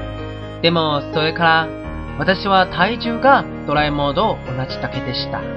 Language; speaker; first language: Japanese; non-native, learner; Chinese